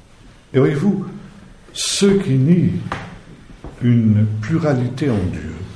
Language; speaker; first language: French; native; French